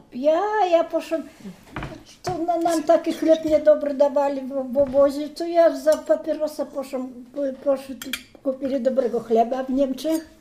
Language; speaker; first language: Polish; native; Polish